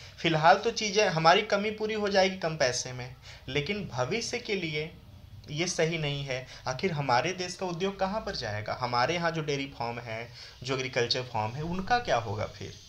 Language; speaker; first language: Hindi; native; Hindi